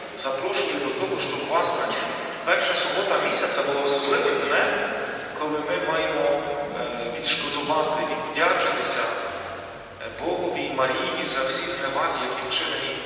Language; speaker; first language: Ukrainian; non-native, fluent; Polish